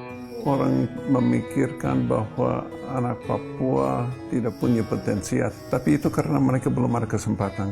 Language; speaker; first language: Indonesian; non-native, fluent; English